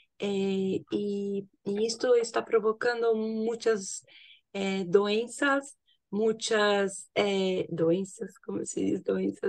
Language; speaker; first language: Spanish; non-native, learner; Portuguese